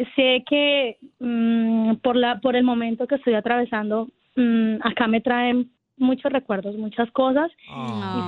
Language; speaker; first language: Spanish; native; Spanish